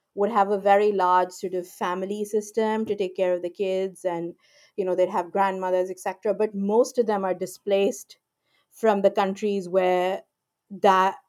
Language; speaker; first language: English; non-native, local second language; Urdu